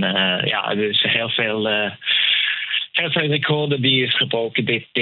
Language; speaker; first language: Dutch; non-native, fluent; Norwegian